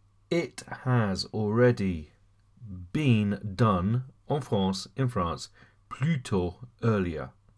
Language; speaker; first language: English; native; English